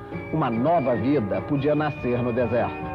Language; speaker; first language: Portuguese; native; Portuguese